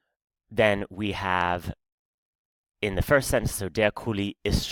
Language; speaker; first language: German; non-native, fluent; English